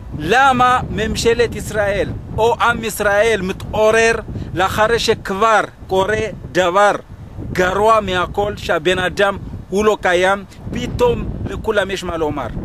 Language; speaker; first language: Hebrew; non-native, fluent; Amharic